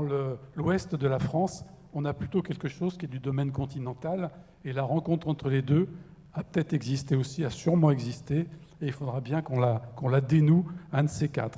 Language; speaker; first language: French; native; French